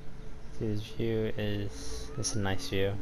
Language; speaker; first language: English; native; English